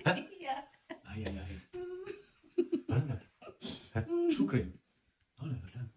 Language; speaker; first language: German; native; German